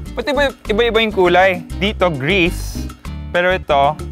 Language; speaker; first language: English; non-native, local second language; Filipino